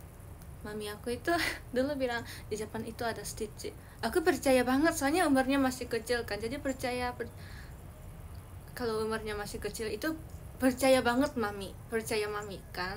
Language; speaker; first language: Indonesian; early bilingual, heritage; Indonesian